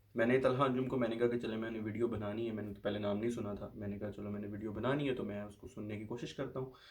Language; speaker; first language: Urdu; non-native, local second language; Punjabi